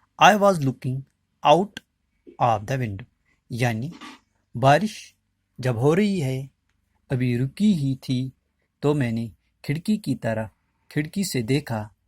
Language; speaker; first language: Urdu; non-native, local second language; Kashmiri